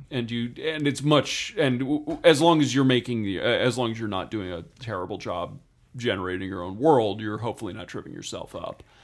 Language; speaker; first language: English; native; English